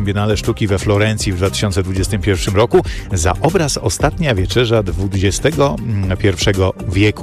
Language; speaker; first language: Polish; native; Polish